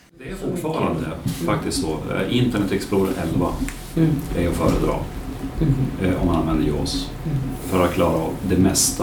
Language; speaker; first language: Swedish; native; Swedish